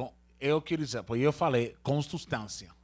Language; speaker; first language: Portuguese; non-native, learner; Spanish